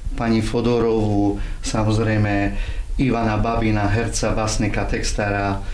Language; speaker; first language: Slovak; non-native, local second language; Rusyn